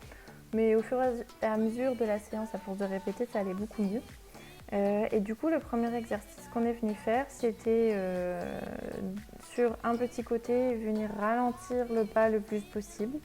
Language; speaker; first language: French; native; French